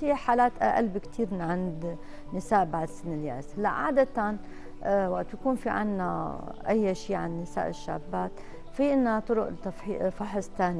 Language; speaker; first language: Arabic; native; Arabic